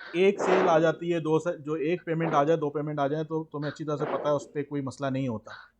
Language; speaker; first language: Urdu; native; Urdu